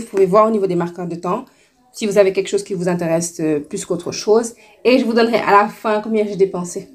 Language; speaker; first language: French; non-native, local second language; Wolof